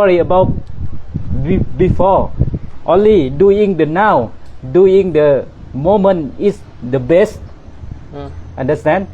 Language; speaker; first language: English; non-native, learner; Thai